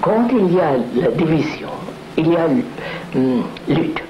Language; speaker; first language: French; non-native, fluent; Telugu